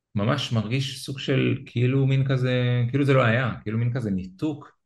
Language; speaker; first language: Hebrew; early bilingual, other home language; Russian